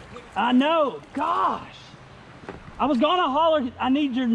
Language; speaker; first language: English; native; English